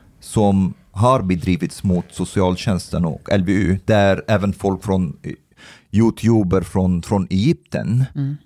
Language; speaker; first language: Swedish; early bilingual, other home language; Arabic